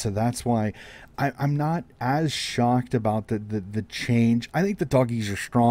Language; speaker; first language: English; native; English